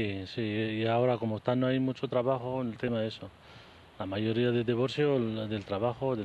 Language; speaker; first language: Spanish; non-native, learner; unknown